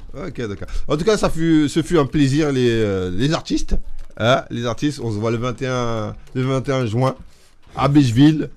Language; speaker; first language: French; native; French